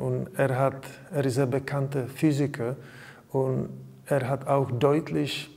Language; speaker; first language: German; non-native, learner; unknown